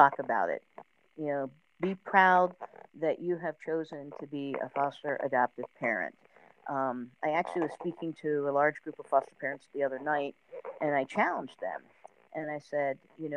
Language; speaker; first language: English; native; English